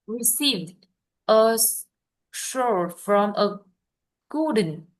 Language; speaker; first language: English; non-native, learner; Vietnamese